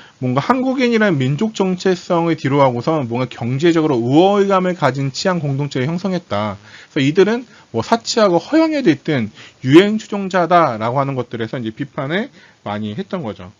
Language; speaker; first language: Korean; native; Korean